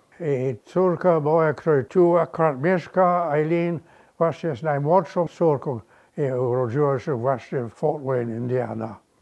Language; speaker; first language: Polish; early bilingual, other home language; English